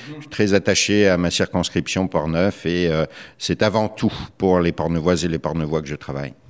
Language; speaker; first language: French; native; French